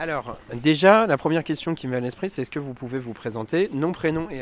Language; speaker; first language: French; native; French